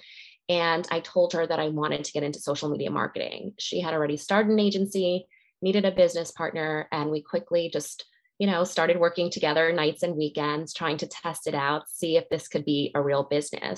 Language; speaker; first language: English; native; English